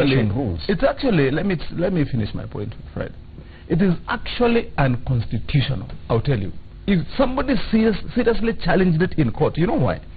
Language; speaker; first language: English; non-native, local second language; Kikuyu